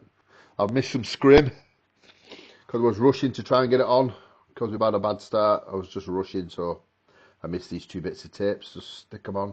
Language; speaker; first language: English; native; English